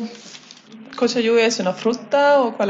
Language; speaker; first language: Spanish; non-native, learner; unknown